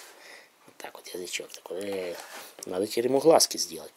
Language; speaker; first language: Russian; native; Russian